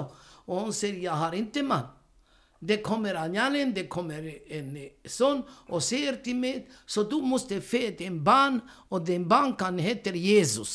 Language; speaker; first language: Swedish; non-native, learner; Romany